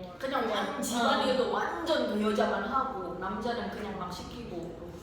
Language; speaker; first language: Korean; non-native, learner; Indonesian